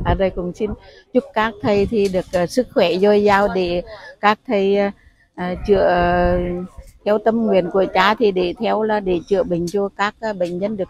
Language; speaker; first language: Vietnamese; native; Vietnamese